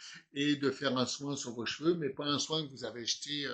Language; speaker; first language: French; native; French